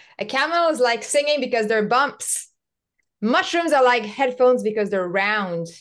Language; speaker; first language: English; non-native, local second language; French